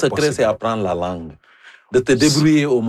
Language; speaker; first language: French; native; French